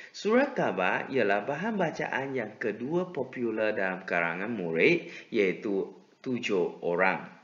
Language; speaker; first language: Malay; non-native, local second language; Chinese